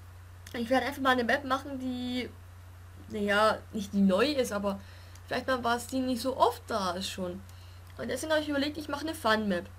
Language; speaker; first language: German; native; German